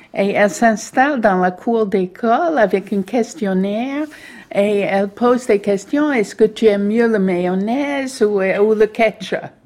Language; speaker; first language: French; non-native, fluent; English